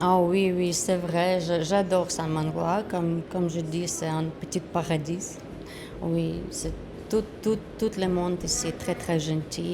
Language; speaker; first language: French; non-native, learner; Ukrainian